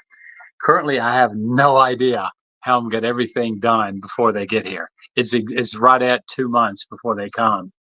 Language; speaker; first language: English; native; English